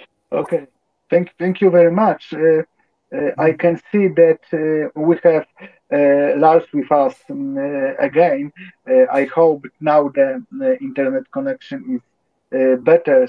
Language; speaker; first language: English; non-native, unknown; Polish